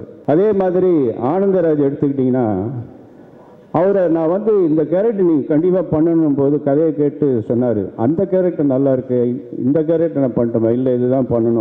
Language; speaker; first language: Tamil; native; Tamil